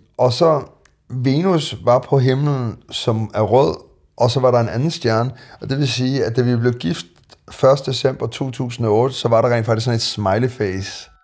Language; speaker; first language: Danish; native; Danish